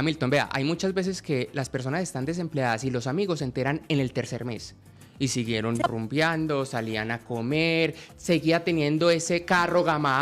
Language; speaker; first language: Spanish; native; Spanish